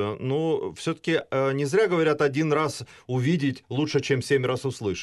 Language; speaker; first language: Russian; native; Russian